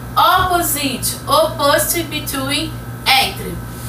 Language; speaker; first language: English; non-native, fluent; Portuguese